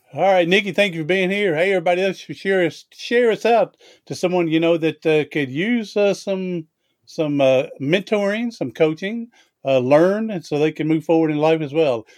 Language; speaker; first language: English; native; English